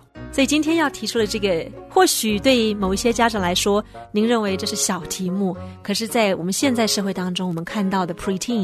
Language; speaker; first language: Chinese; native; Chinese